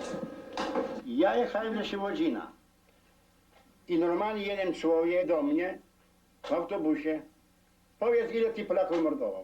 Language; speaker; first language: Polish; non-native, local second language; Rusyn